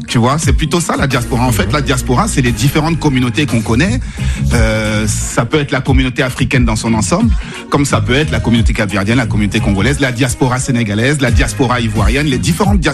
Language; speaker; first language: French; native; French